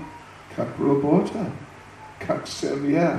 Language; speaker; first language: Russian; non-native, learner; English